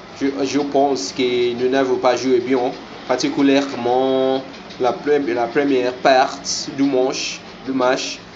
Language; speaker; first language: French; non-native, learner; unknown